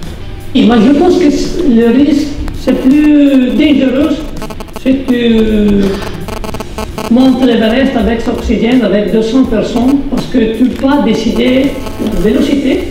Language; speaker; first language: French; non-native, learner; Italian